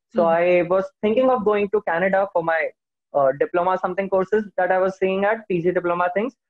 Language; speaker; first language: English; non-native, local second language; Hindi